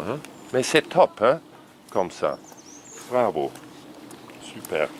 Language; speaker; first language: French; non-native, learner; German